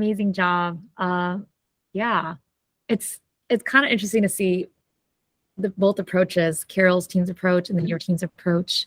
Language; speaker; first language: English; native; English